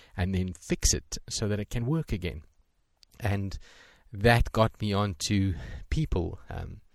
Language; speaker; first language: English; native; English